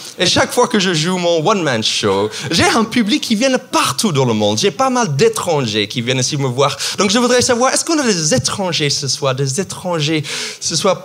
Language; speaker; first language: French; non-native, fluent; English